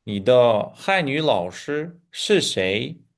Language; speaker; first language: Chinese; non-native, fluent; Uzbek